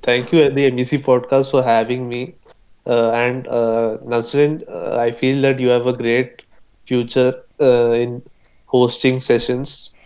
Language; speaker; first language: English; non-native, local second language; Malayalam